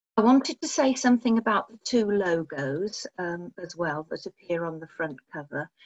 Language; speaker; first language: English; native; English